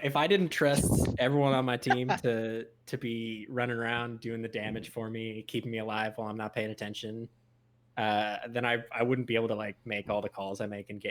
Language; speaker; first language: English; native; English